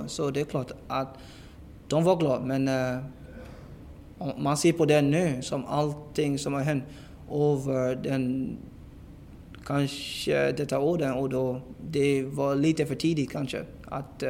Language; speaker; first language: Swedish; non-native, fluent; English